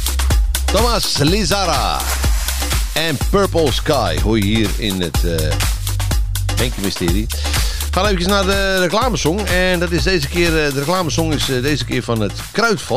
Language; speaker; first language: Dutch; native; Dutch